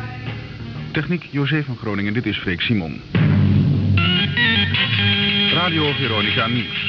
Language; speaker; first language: Dutch; native; Dutch